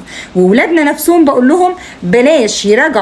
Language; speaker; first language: Arabic; native; Arabic